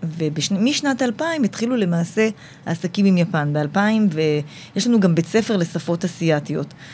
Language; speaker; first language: Hebrew; native; Hebrew